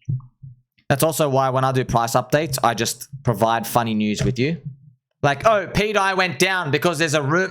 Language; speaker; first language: English; native; English